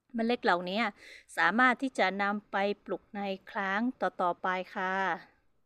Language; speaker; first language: Thai; non-native, local second language; Hmong